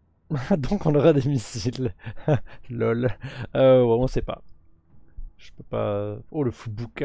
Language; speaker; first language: French; native; French